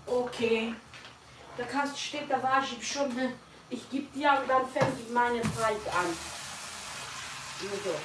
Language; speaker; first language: German; non-native, learner; Kurdish